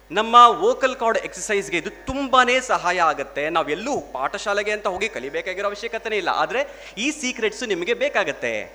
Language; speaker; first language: Kannada; non-native, local second language; Telugu